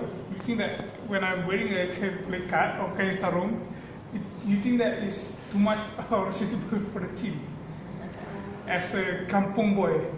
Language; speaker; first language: English; non-native, local second language; Malay